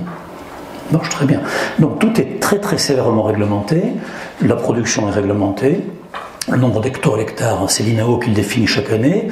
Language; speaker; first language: French; native; French